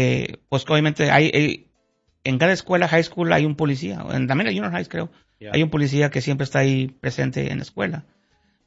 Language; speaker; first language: Spanish; native; Spanish